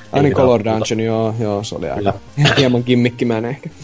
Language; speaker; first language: Finnish; native; Finnish